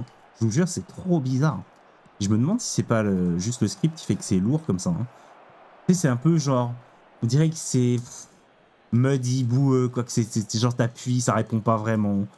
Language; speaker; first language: French; native; French